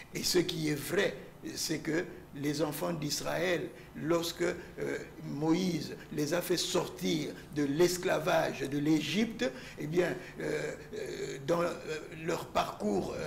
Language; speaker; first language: French; non-native, local second language; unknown